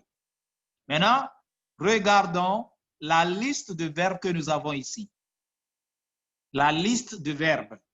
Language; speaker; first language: French; non-native, fluent; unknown